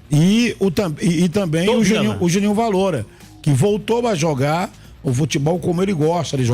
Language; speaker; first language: Portuguese; native; Portuguese